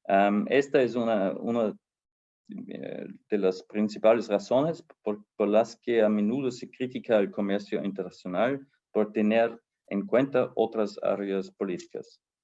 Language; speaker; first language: Spanish; non-native, fluent; German